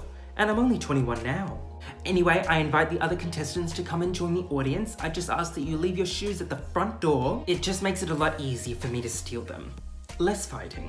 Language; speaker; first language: English; native; English